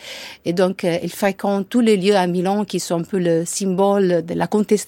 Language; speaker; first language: French; non-native, fluent; Italian